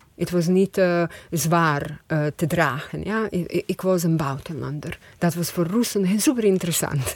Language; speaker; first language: Dutch; non-native, fluent; Croatian